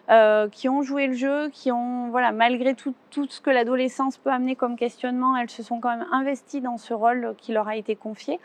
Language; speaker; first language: French; native; French